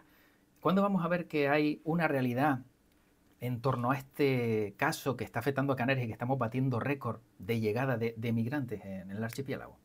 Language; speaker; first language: Spanish; native; Spanish